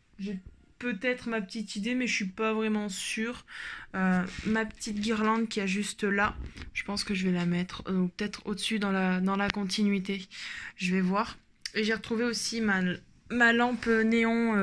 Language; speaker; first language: French; native; French